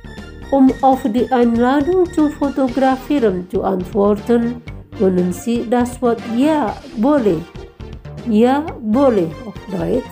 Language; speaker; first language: German; non-native, fluent; Indonesian